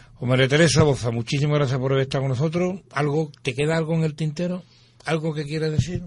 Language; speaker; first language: Spanish; native; Spanish